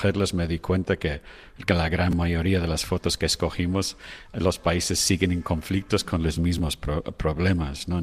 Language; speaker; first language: Spanish; non-native, fluent; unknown